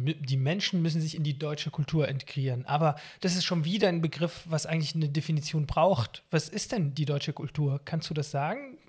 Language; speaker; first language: German; non-native, fluent; Arabic